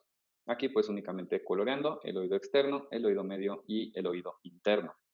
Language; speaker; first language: Spanish; native; Spanish